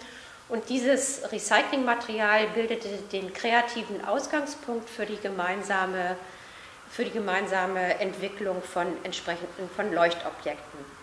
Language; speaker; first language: German; native; German